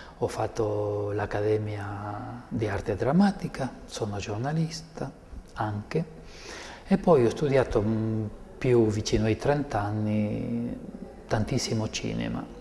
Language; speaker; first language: Italian; non-native, fluent; Spanish